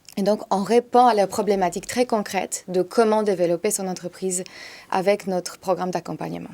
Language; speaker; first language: French; non-native, fluent; Polish